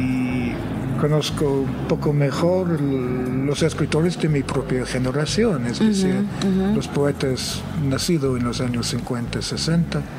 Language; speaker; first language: Spanish; non-native, fluent; English